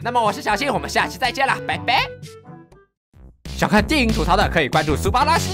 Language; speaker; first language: Chinese; native; Chinese